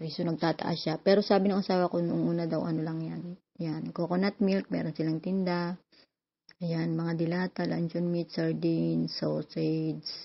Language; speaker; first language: Filipino; native; Filipino